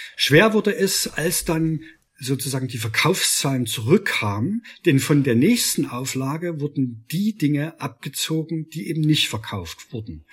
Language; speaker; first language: German; native; German